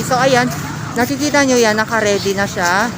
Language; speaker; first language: Filipino; native; Filipino